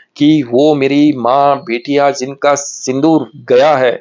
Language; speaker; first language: Hindi; non-native, local second language; Marathi